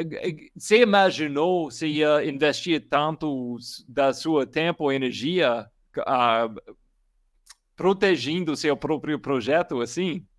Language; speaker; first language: Portuguese; non-native, learner; English